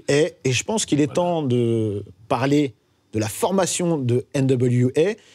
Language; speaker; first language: French; native; French